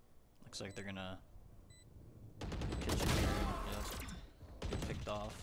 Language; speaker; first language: English; native; English